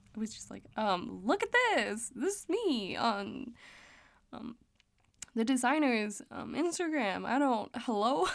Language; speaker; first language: English; non-native, fluent; Danish